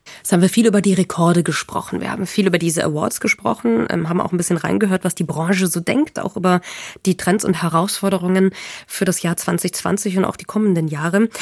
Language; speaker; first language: German; native; German